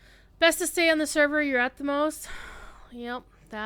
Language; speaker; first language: English; native; English